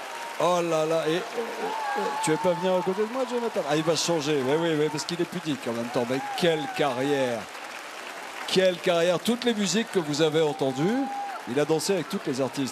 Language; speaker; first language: French; native; French